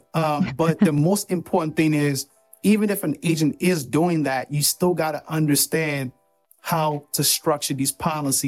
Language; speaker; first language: English; non-native, local second language; Yoruba